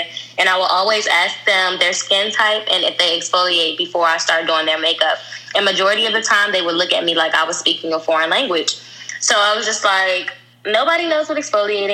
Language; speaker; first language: English; native; English